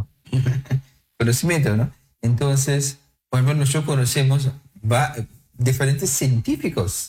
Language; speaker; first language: Spanish; non-native, fluent; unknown